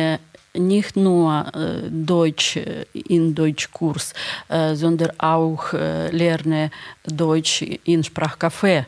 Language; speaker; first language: German; non-native, learner; Ukrainian